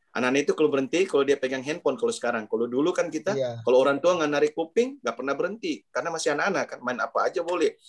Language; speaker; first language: Indonesian; native; Indonesian